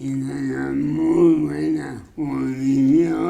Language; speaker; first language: Spanish; non-native, fluent; English